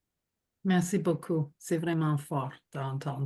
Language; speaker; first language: French; non-native, local second language; English